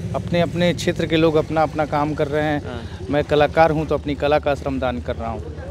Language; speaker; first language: Hindi; native; Hindi